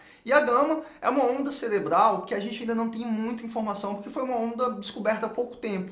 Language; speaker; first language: Portuguese; native; Portuguese